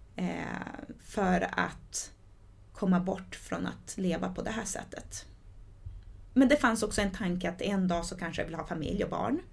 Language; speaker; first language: Swedish; early bilingual, other home language; Portuguese